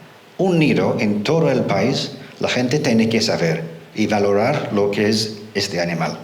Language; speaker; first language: Spanish; non-native, fluent; English